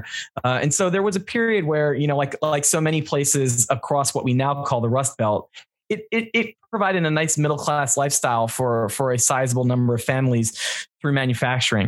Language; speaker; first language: English; native; English